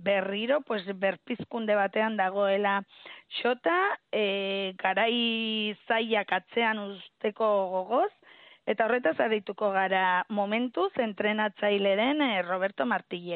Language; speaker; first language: Basque; native; Basque